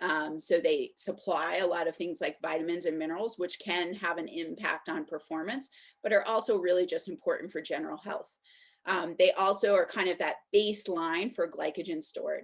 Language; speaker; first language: English; native; English